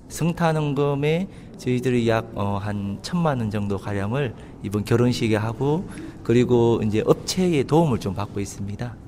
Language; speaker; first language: Korean; native; Korean